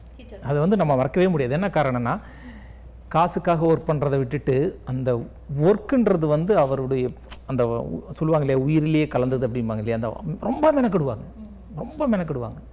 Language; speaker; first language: Tamil; native; Tamil